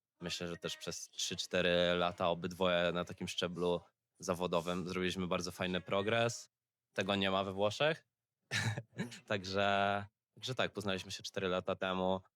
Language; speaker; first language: Polish; native; Polish